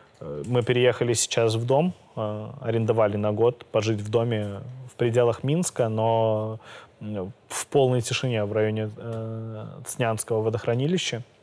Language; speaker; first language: Russian; native; Russian